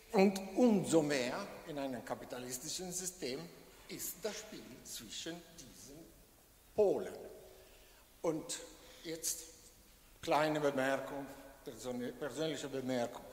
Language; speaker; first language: German; non-native, fluent; Italian